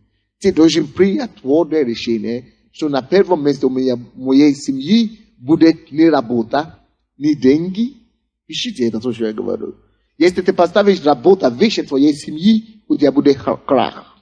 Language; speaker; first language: Russian; non-native, fluent; Yoruba